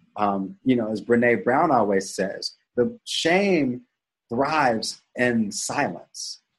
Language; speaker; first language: English; native; English